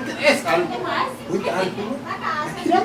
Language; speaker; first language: Arabic; non-native, learner; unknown